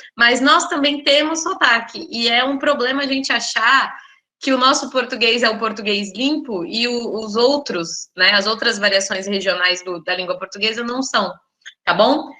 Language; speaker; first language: Portuguese; native; Portuguese